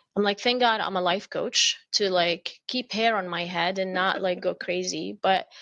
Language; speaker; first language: English; non-native, fluent; Arabic